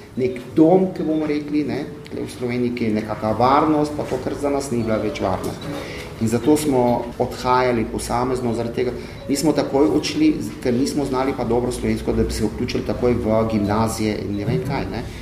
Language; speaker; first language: Slovenian; early bilingual, other home language; Arabic